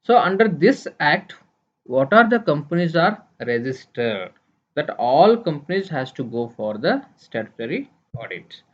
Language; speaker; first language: English; non-native, local second language; Kannada